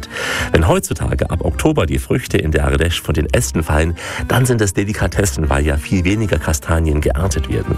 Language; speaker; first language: German; native; German